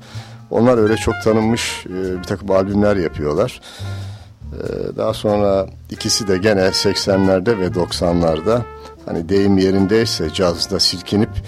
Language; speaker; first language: Turkish; native; Turkish